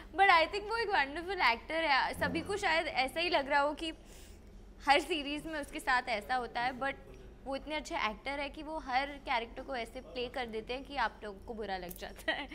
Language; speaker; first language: Hindi; non-native, local second language; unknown